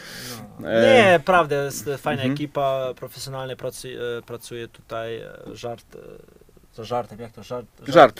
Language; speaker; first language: Polish; non-native, fluent; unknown